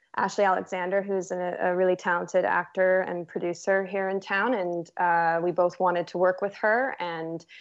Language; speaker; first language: English; native; English